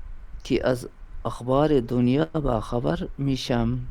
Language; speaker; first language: Persian; non-native, learner; Urdu